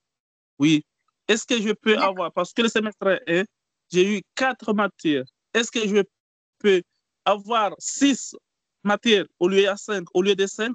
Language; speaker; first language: French; non-native, learner; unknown